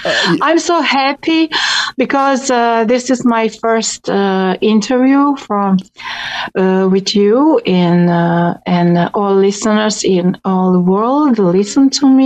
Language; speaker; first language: English; non-native, learner; Croatian